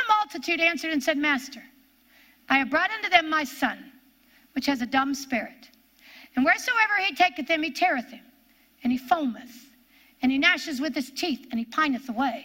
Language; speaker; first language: English; native; English